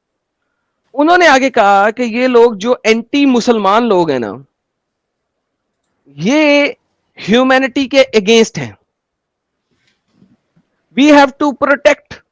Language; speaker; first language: Hindi; native; Hindi